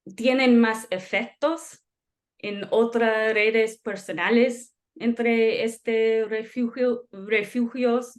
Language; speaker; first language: Spanish; non-native, fluent; English